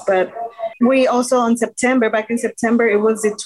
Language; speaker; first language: English; non-native, fluent; Spanish